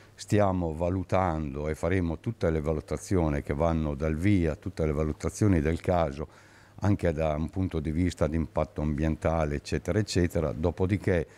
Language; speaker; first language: Italian; native; Italian